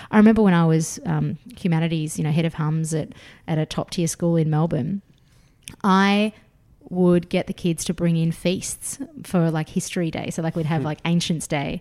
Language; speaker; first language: English; early bilingual, other home language; Russian